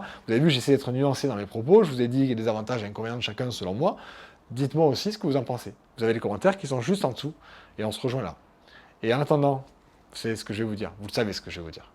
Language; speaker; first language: French; native; French